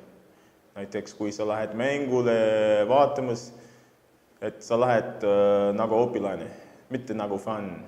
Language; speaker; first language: Estonian; non-native, fluent; English